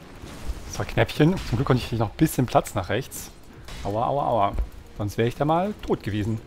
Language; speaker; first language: German; native; German